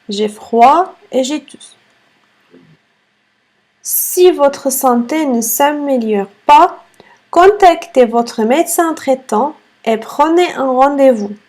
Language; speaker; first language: French; non-native, fluent; Arabic